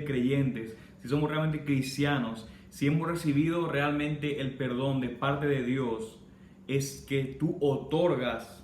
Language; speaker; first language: Spanish; native; Spanish